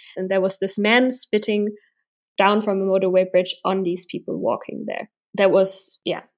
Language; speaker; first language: English; non-native, fluent; German